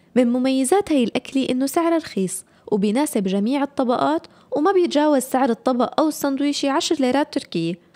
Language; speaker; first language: Arabic; native; Arabic